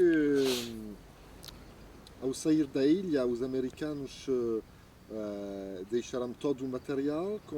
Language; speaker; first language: Portuguese; non-native, fluent; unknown